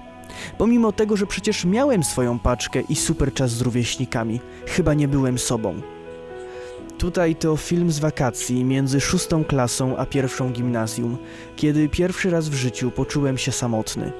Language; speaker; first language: Polish; native; Polish